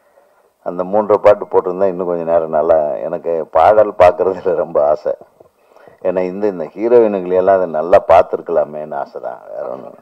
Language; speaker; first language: Tamil; native; Tamil